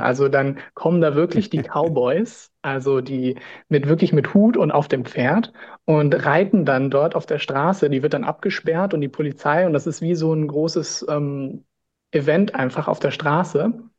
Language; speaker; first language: German; native; German